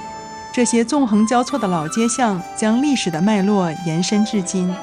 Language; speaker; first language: Chinese; native; Chinese